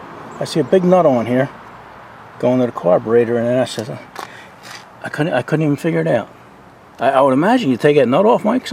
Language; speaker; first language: English; native; English